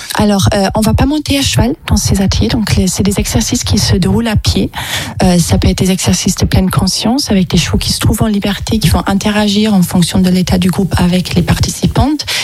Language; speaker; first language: French; non-native, fluent; German